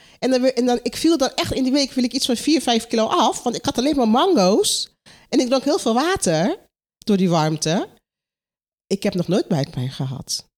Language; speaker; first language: Dutch; non-native, local second language; Papiamento